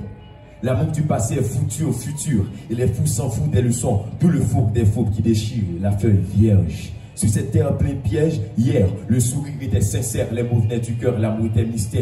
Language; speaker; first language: French; non-native, local second language; Haitian Creole